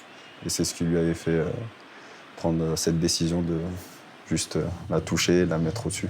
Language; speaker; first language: French; native; French